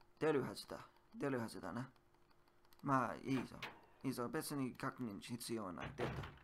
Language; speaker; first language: Japanese; non-native, learner; English